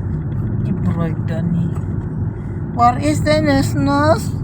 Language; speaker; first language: Dutch; non-native, learner; Filipino